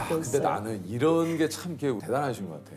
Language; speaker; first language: Korean; native; Korean